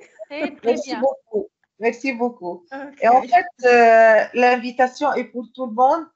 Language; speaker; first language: French; non-native, fluent; Arabic